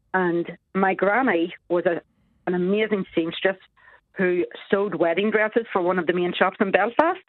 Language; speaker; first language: English; native; English